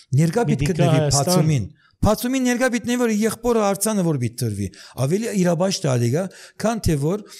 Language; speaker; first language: Armenian; early bilingual, heritage; Armenian